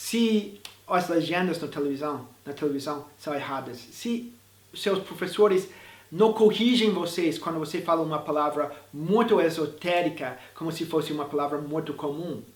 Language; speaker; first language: Portuguese; non-native, fluent; English